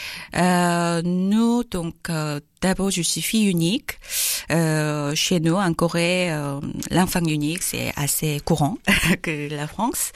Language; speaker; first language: French; non-native, learner; Korean